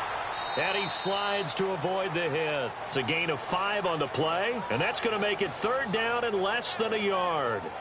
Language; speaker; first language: English; native; English